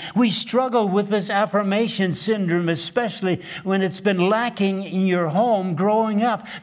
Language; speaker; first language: English; non-native, fluent; Plautdietsch